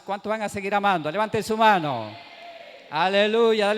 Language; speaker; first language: Spanish; native; Spanish